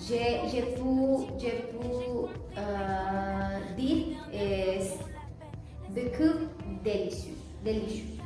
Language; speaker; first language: French; non-native, learner; Spanish